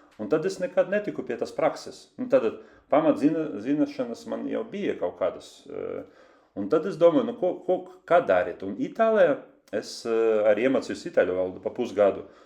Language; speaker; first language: Latvian; non-native, local second language; Russian